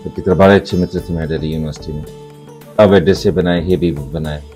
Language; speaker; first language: Hindi; native; Hindi